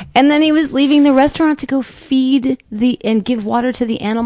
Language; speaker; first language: English; native; English